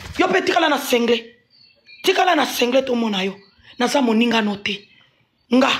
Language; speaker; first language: Lingala; non-native, local second language; Swahili